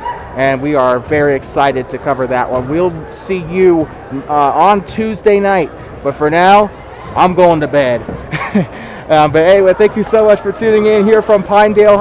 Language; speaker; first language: English; native; English